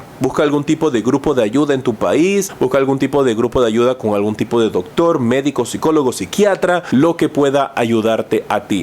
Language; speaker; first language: Spanish; native; Spanish